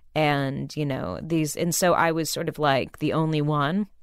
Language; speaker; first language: English; native; English